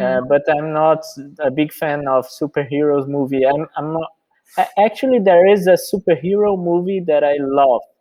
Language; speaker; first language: English; non-native, fluent; Portuguese